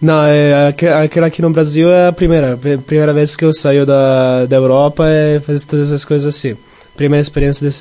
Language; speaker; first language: Portuguese; non-native, learner; Italian